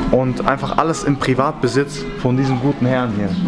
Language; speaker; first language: German; native; German